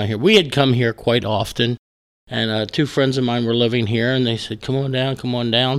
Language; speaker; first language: English; native; English